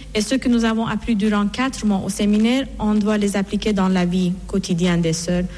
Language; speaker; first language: French; non-native, fluent; Persian